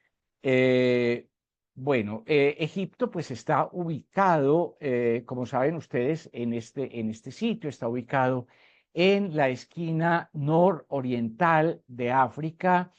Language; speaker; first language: Spanish; native; Spanish